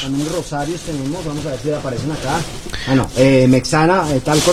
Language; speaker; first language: Spanish; native; Spanish